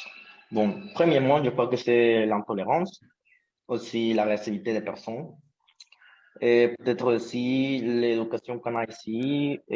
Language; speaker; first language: French; non-native, learner; Spanish